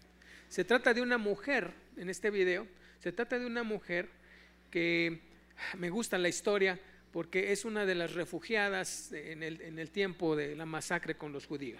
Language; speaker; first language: Spanish; native; Spanish